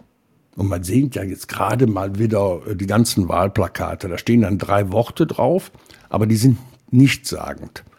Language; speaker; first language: German; native; German